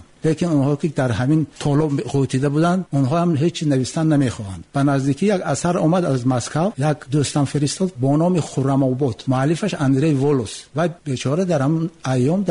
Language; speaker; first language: Tajik; native; Tajik